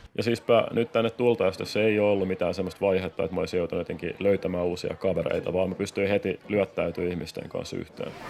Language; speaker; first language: Finnish; native; Finnish